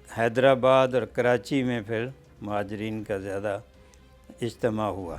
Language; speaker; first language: Urdu; native; Urdu